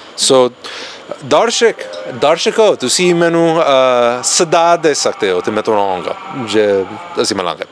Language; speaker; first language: Punjabi; non-native, fluent; English